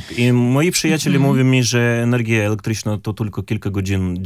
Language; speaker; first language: Polish; non-native, learner; Ukrainian